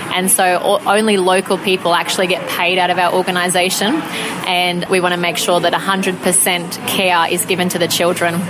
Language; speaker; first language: English; native; English